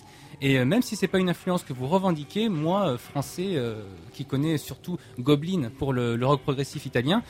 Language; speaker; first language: French; native; French